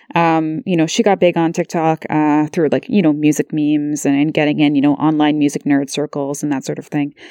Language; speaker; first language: English; native; English